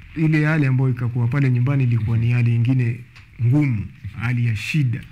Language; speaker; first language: Swahili; native; Swahili